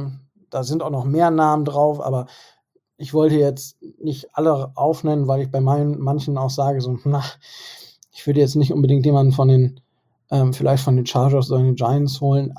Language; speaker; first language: German; native; German